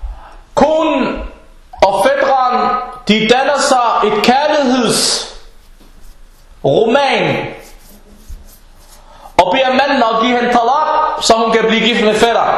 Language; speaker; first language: Danish; early bilingual, other home language; Arabic